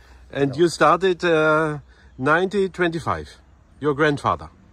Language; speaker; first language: English; non-native, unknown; German